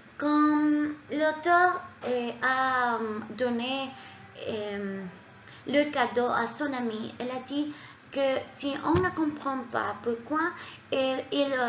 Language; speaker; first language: French; non-native, learner; Spanish